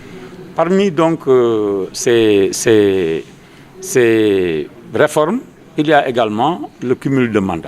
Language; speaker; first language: French; non-native, local second language; Wolof